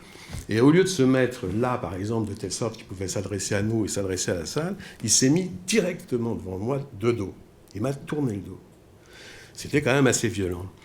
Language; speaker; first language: French; native; French